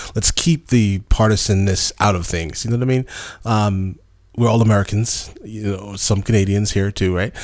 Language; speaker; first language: English; native; English